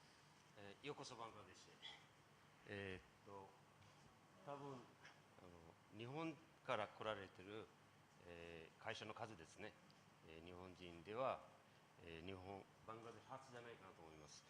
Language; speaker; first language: Japanese; non-native, fluent; Bangla